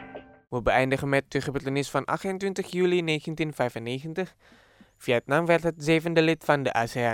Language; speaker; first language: Dutch; non-native, fluent; Indonesian